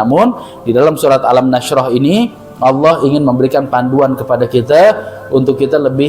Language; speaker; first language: Indonesian; native; Indonesian